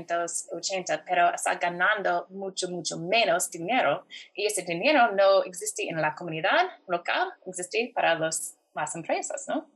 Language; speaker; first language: Spanish; non-native, fluent; English